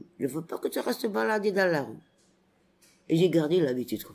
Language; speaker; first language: French; non-native, local second language; Arabic